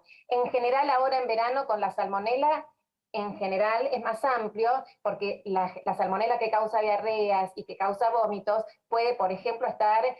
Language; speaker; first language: Spanish; native; Spanish